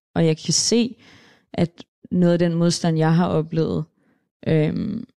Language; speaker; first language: Danish; native; Danish